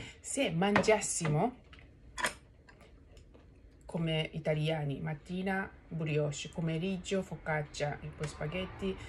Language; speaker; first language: Italian; non-native, learner; Japanese